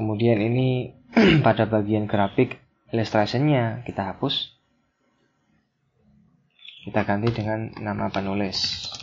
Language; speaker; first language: Indonesian; native; Indonesian